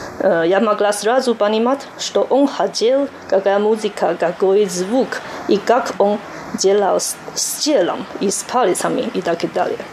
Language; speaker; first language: Russian; non-native, learner; Chinese